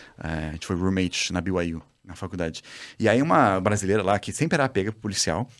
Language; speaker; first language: Portuguese; native; Portuguese